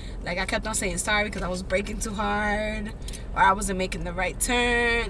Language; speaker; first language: English; early bilingual, other home language; Spanish